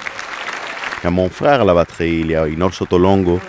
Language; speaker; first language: French; non-native, fluent; Spanish